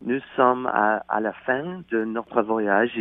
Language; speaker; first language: French; non-native, learner; English